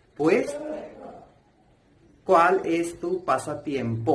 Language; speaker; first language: Spanish; non-native, fluent; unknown